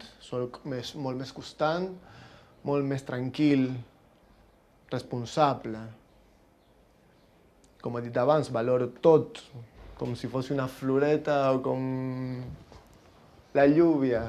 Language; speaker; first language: Catalan; non-native, fluent; Spanish